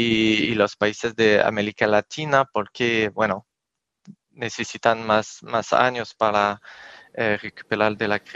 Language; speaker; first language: Spanish; non-native, fluent; French